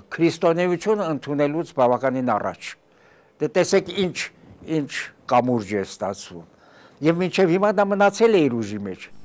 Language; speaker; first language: Armenian; early bilingual, heritage; Armenian